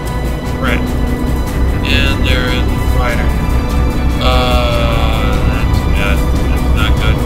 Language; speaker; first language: English; native; English